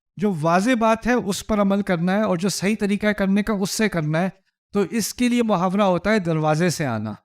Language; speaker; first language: Urdu; early bilingual, heritage; Urdu